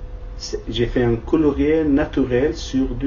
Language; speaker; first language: French; non-native, learner; Kurdish